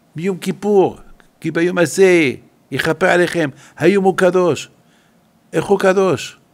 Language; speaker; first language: Hebrew; non-native, fluent; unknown